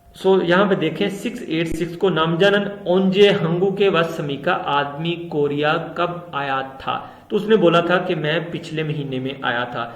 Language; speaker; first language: Urdu; non-native, local second language; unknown